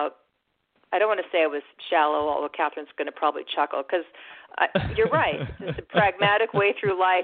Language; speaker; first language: English; native; English